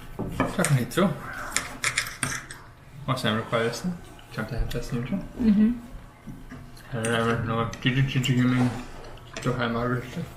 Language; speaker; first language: Mongolian; non-native, learner; English